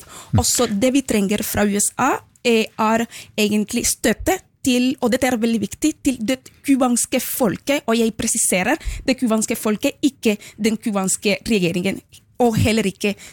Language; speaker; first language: Norwegian; non-native, fluent; Spanish